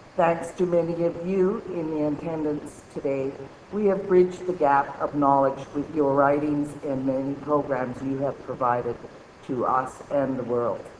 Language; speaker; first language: English; native; English